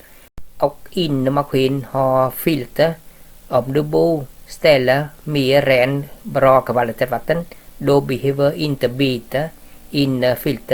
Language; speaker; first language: Swedish; non-native, learner; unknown